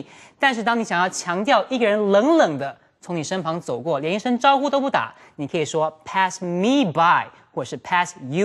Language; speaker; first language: Chinese; native; Chinese